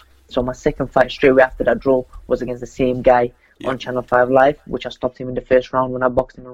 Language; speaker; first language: English; native; English